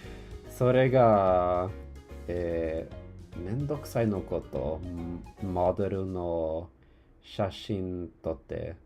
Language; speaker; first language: Japanese; non-native, learner; English